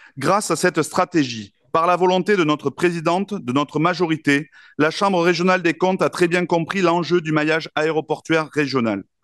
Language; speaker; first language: French; native; French